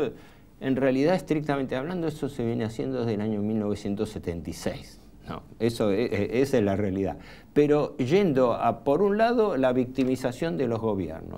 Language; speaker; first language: Spanish; native; Spanish